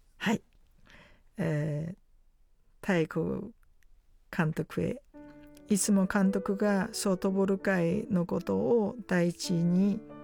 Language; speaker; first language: Japanese; non-native, fluent; Chinese